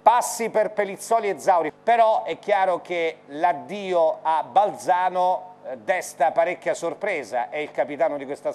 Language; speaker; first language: Italian; native; Italian